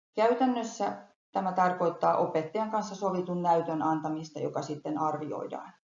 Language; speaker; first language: Finnish; native; Finnish